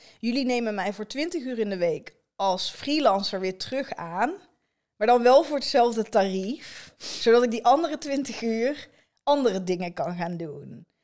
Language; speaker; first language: Dutch; native; Dutch